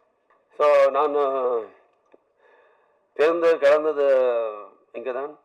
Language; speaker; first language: Tamil; non-native, learner; Telugu